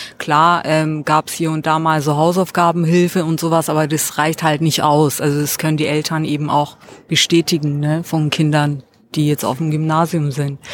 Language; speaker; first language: German; early bilingual, other home language; Turkish